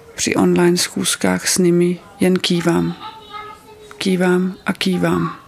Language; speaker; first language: Czech; non-native, fluent; Danish